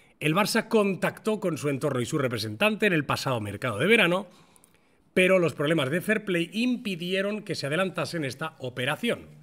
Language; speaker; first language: Spanish; native; Spanish